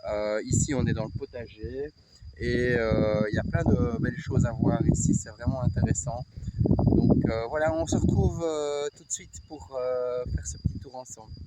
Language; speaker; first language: French; native; French